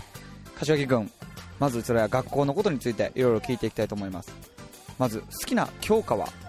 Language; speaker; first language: Japanese; native; Japanese